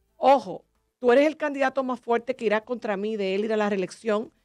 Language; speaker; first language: Spanish; native; Spanish